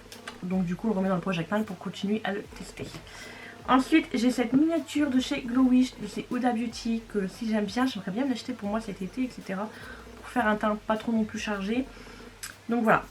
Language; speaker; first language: French; native; French